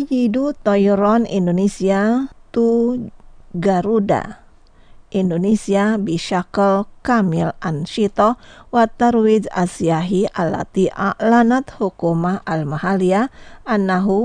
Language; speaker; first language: Arabic; non-native, fluent; Indonesian